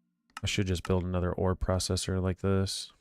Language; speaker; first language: English; native; English